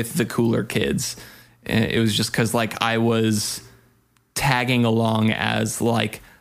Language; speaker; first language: English; native; English